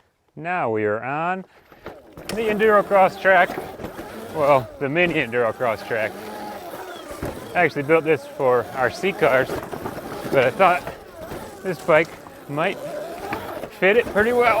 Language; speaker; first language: English; native; English